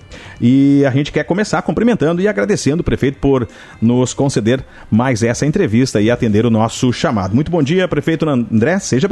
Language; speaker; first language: Portuguese; native; Portuguese